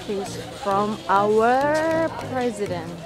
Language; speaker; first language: English; non-native, learner; Indonesian